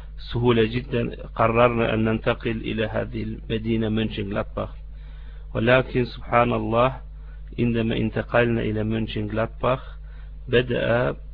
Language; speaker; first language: Arabic; non-native, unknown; Turkish